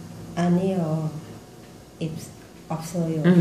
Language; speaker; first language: Korean; non-native, learner; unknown